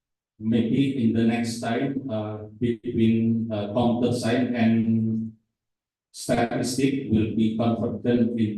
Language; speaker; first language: English; non-native, fluent; Indonesian